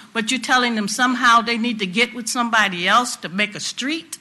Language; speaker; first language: English; native; English